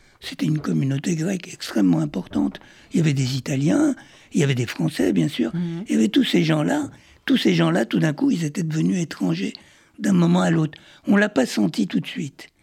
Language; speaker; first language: French; early bilingual, other home language; Arabic